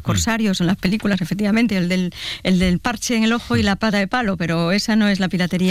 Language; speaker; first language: Spanish; native; Spanish